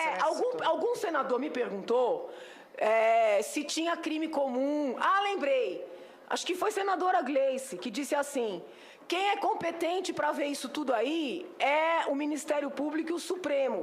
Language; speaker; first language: Portuguese; native; Portuguese